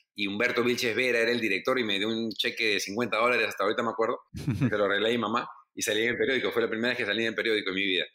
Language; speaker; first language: Spanish; native; Spanish